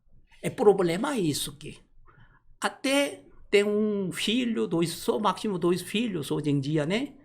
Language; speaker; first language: Portuguese; non-native, learner; Korean